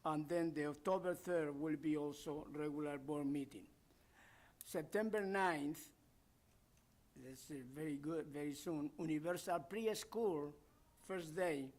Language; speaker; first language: English; non-native, fluent; Spanish